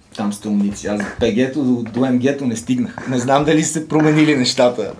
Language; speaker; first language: Bulgarian; native; Bulgarian